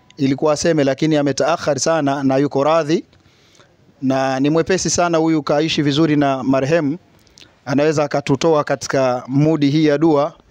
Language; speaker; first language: Swahili; native; Swahili